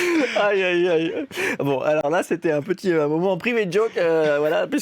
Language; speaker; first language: French; native; French